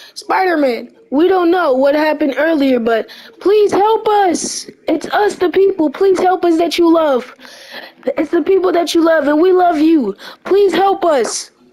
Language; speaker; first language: English; native; English